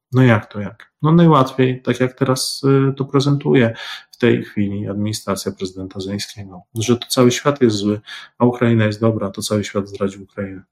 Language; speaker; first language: Polish; native; Polish